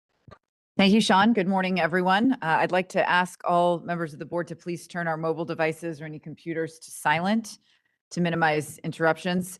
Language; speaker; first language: English; native; English